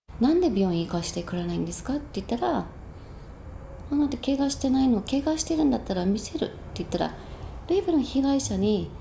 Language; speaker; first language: Japanese; non-native, fluent; English